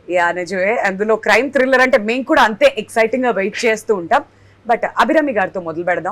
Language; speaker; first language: Telugu; native; Telugu